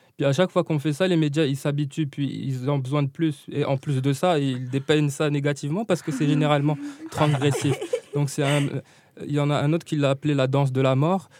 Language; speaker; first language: French; non-native, local second language; Arabic